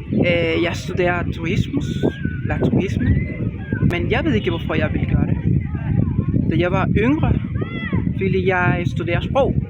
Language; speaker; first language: Danish; non-native, learner; Spanish